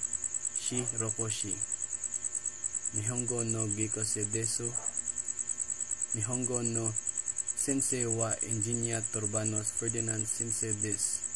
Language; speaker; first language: Japanese; non-native, learner; Filipino